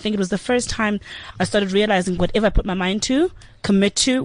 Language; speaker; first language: English; non-native, local second language; Zulu